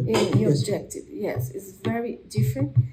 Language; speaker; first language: English; non-native, learner; Portuguese